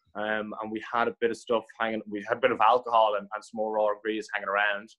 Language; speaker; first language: English; native; English